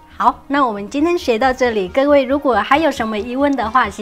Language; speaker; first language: Chinese; non-native, local second language; Vietnamese